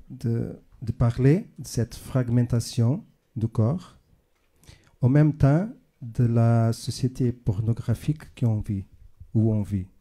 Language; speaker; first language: French; non-native, fluent; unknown